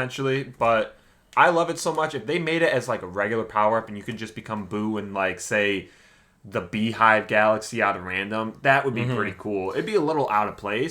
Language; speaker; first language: English; native; English